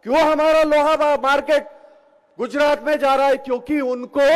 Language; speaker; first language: Hindi; non-native, local second language; Marathi